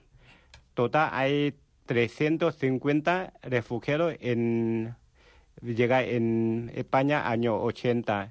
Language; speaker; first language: Spanish; non-native, learner; Vietnamese